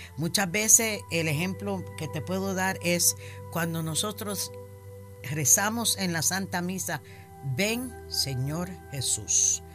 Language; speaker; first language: Spanish; early bilingual, heritage; Spanish